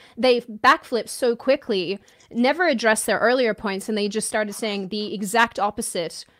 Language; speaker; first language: English; native; English